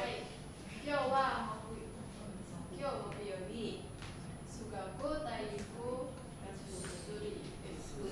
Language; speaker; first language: Japanese; non-native, learner; Indonesian